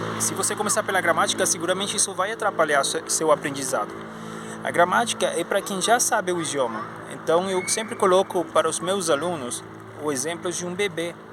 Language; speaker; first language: Portuguese; non-native, fluent; Spanish